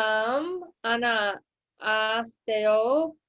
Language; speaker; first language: Arabic; non-native, learner; English